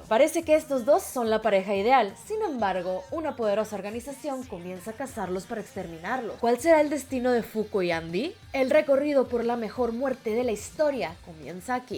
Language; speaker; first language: Spanish; native; Spanish